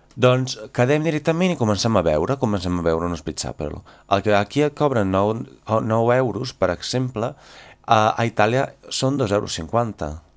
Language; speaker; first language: Catalan; non-native, fluent; Italian